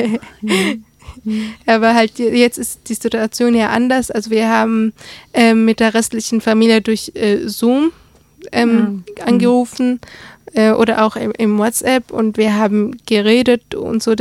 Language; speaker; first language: German; early bilingual, other home language; Arabic